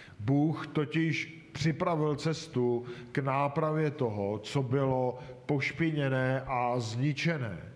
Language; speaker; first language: Czech; native; Czech